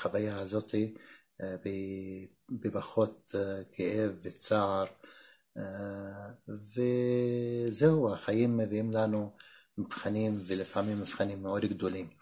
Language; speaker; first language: Hebrew; non-native, local second language; Arabic